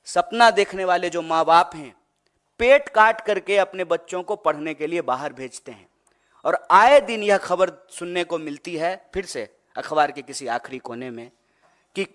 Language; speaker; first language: Hindi; native; Hindi